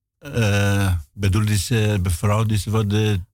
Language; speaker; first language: Dutch; non-native, learner; Persian